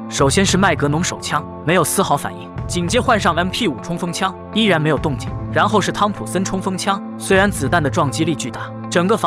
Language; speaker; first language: Chinese; native; Chinese